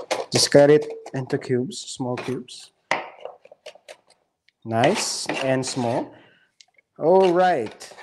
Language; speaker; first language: English; non-native, local second language; Filipino